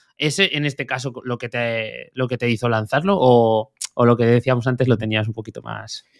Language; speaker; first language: Spanish; native; Spanish